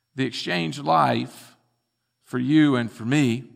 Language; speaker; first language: English; native; English